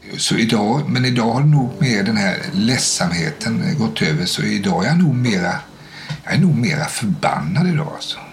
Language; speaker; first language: Swedish; native; Swedish